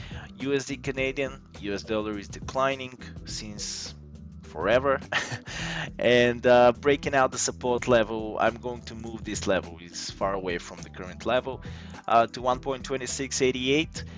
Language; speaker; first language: English; non-native, fluent; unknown